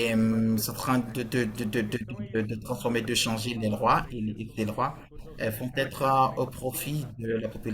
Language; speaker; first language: French; non-native, fluent; Portuguese